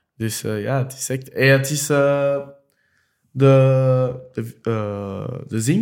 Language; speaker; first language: Dutch; non-native, local second language; French